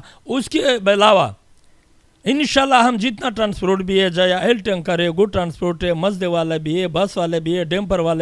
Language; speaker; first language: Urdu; non-native, local second language; Pashto